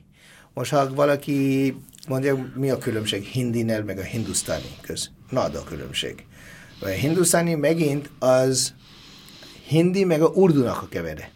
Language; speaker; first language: Hungarian; non-native, fluent; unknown